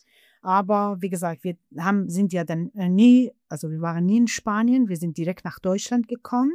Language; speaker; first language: German; non-native, fluent; Persian